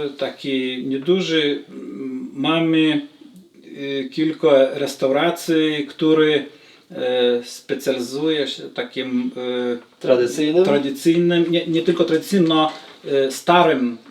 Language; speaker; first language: Polish; non-native, learner; Lithuanian